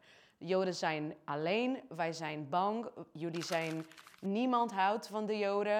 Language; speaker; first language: Dutch; non-native, fluent; Portuguese